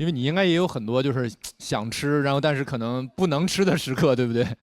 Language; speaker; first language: Chinese; native; Chinese